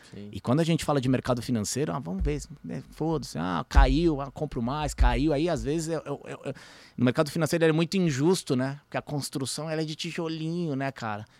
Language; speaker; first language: Portuguese; early bilingual, other home language; Spanish